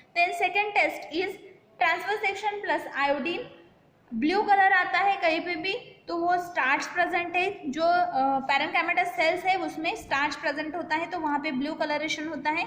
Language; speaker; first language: Hindi; non-native, local second language; Marathi